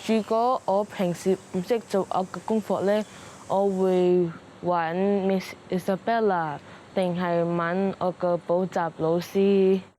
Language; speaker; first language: Cantonese; early bilingual, other home language; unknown